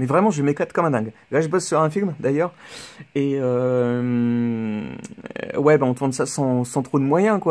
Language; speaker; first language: French; native; French